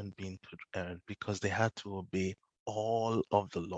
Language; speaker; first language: English; non-native, local second language; Yoruba